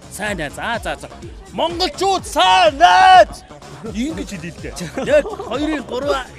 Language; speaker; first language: Mongolian; native; Mongolian